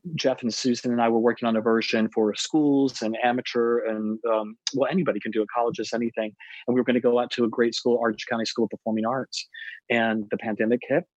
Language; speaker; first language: English; native; English